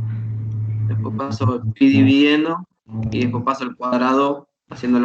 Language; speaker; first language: Spanish; native; Spanish